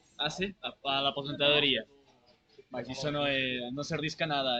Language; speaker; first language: Portuguese; non-native, learner; Catalan